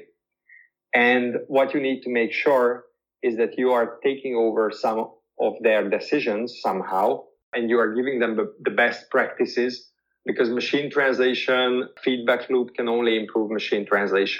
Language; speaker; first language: English; non-native, fluent; Hungarian